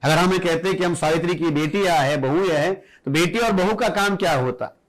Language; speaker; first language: Hindi; non-native, local second language; Marathi